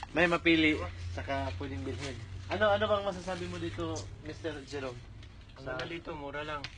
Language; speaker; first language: Filipino; non-native, local second language; Cebuano